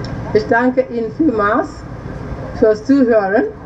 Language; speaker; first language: German; non-native, learner; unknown